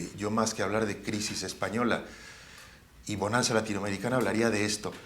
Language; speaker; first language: Spanish; native; Spanish